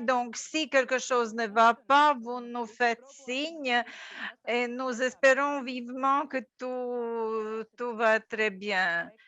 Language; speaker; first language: French; non-native, fluent; Latvian